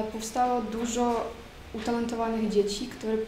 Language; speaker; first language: Polish; non-native, fluent; Ukrainian